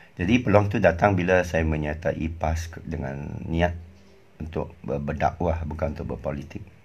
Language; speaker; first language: Malay; non-native, local second language; English